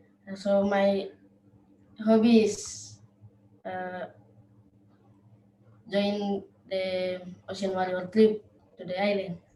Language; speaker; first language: English; non-native, learner; Indonesian